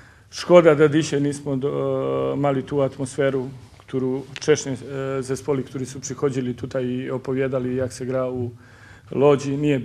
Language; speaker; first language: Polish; non-native, learner; Serbian